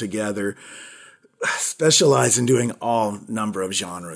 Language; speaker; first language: English; native; English